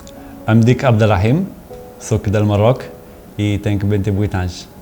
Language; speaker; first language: Catalan; non-native, learner; Arabic